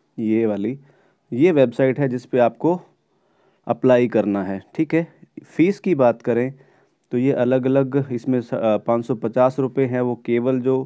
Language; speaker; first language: Hindi; native; Hindi